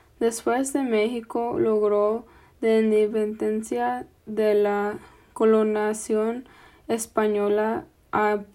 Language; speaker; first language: Spanish; non-native, fluent; English